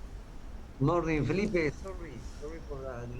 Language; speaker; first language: English; non-native, learner; Spanish